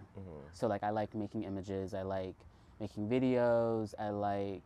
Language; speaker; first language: English; native; English